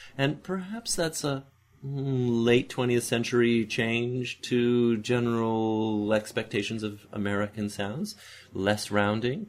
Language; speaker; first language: English; native; English